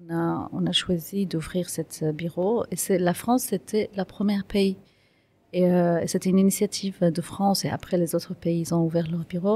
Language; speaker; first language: French; non-native, fluent; Kurdish